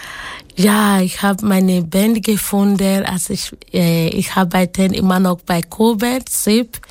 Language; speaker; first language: German; non-native, learner; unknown